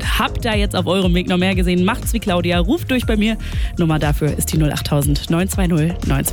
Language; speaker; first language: German; native; German